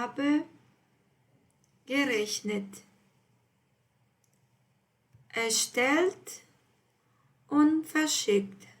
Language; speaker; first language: German; non-native, fluent; Portuguese